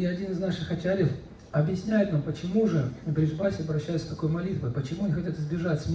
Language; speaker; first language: Russian; native; Russian